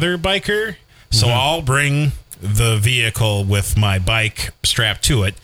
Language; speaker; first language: English; native; English